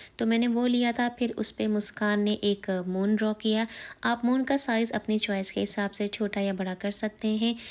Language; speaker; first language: Urdu; native; Urdu